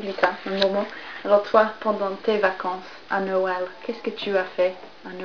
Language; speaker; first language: French; non-native, fluent; English